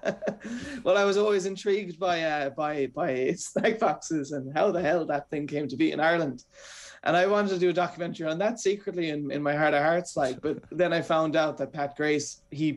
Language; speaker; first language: English; native; English